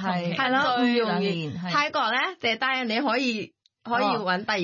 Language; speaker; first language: Cantonese; non-native, fluent; Thai